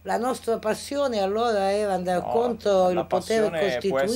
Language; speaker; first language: Italian; native; Italian